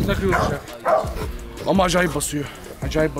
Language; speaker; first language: Turkish; native; Turkish